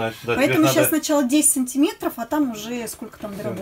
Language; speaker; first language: Russian; native; Russian